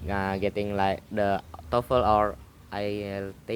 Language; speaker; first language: English; non-native, learner; Indonesian